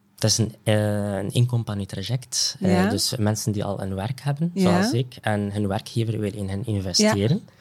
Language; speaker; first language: Dutch; non-native, fluent; Riffian